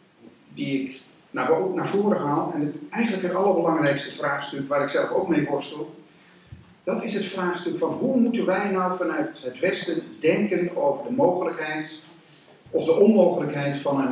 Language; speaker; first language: Dutch; native; Dutch